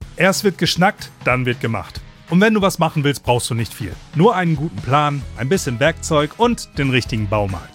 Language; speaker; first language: German; native; German